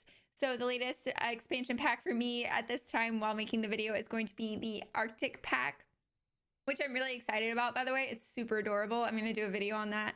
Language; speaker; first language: English; native; English